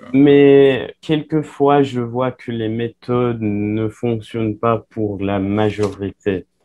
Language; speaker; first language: French; non-native, fluent; English